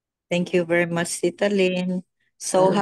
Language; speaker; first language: English; non-native, local second language; Filipino